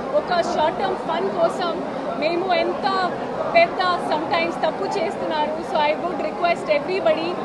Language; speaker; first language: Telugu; non-native, learner; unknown